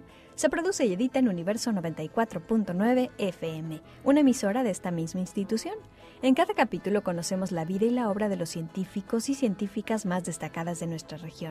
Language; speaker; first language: Spanish; native; Spanish